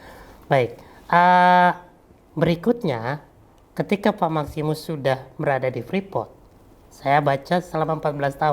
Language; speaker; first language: Malay; native; Malay